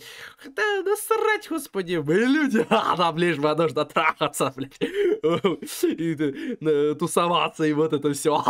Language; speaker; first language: Russian; native; Russian